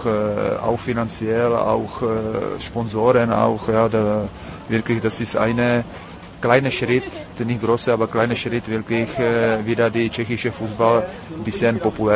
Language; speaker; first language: German; non-native, fluent; Czech